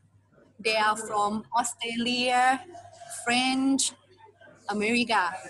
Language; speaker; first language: English; non-native, learner; Thai